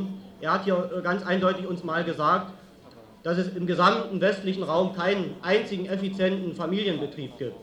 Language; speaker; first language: German; native; German